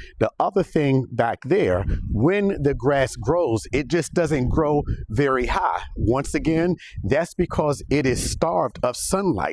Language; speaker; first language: English; native; English